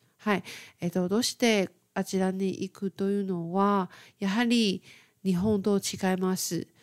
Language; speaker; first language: Japanese; non-native, fluent; Chinese